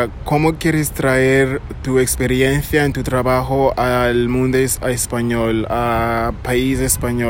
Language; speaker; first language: Spanish; non-native, fluent; English